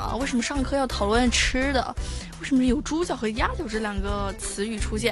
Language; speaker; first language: Chinese; native; Chinese